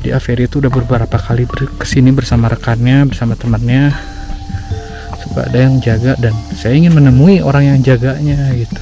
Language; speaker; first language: Indonesian; non-native, local second language; Sundanese